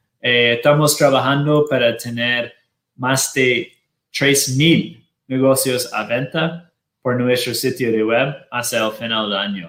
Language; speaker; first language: Spanish; non-native, fluent; Portuguese